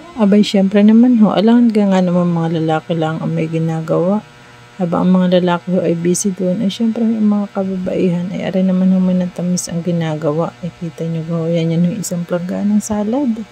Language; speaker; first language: Filipino; native; Filipino